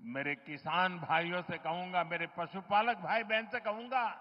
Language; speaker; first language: Hindi; non-native, local second language; Gujarati